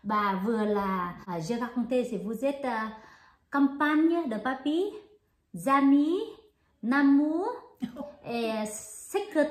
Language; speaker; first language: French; non-native, learner; Vietnamese